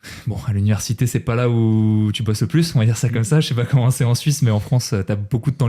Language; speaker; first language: French; native; French